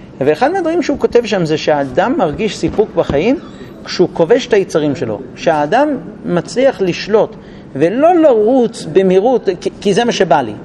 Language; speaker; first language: Hebrew; non-native, fluent; English